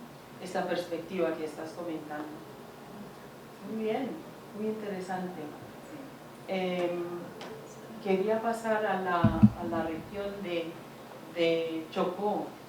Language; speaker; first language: Spanish; non-native, fluent; English